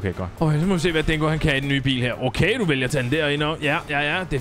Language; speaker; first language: Danish; native; Danish